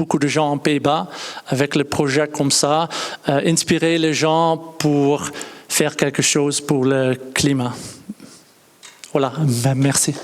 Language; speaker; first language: French; non-native, learner; Dutch